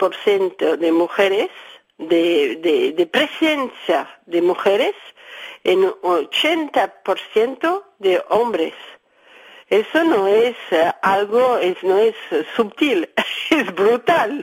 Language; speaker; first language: Spanish; early bilingual, heritage; Spanish